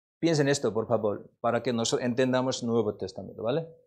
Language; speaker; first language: Spanish; non-native, learner; Korean